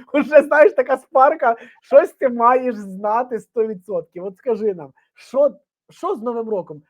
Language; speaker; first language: Ukrainian; native; Ukrainian